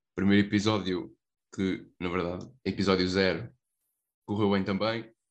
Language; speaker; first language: Portuguese; native; Portuguese